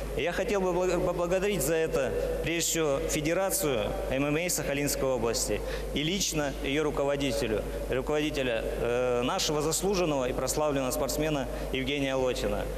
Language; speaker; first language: Russian; native; Russian